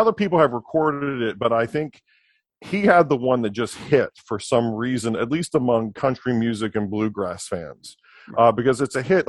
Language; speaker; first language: English; native; English